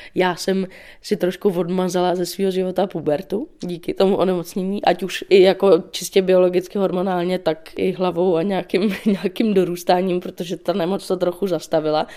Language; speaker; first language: Czech; native; Czech